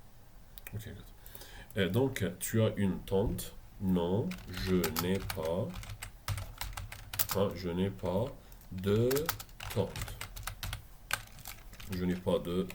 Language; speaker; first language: French; non-native, fluent; Arabic